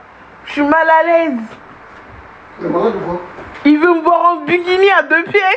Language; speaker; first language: French; native; French